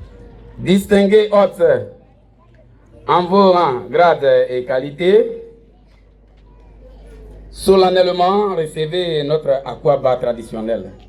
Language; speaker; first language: French; non-native, local second language; Baoulé